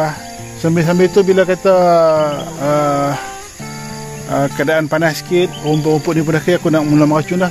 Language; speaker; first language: Malay; native; Malay